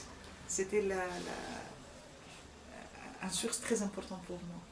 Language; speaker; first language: French; non-native, fluent; Arabic